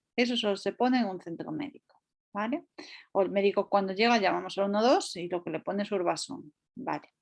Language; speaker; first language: Spanish; native; Spanish